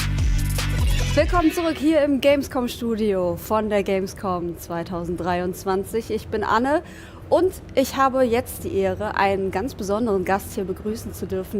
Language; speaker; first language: German; native; German